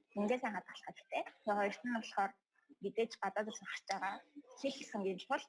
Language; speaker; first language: Mongolian; native; Mongolian